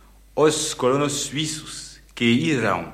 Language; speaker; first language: Portuguese; non-native, fluent; French